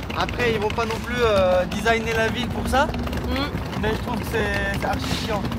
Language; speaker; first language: French; native; French